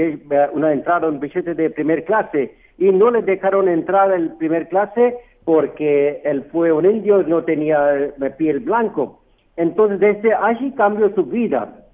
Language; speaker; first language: Spanish; non-native, fluent; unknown